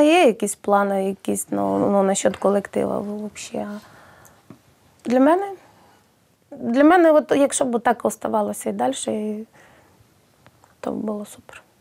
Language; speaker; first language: Ukrainian; native; Ukrainian